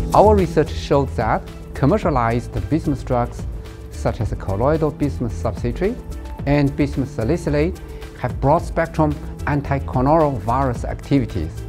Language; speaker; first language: English; non-native, fluent; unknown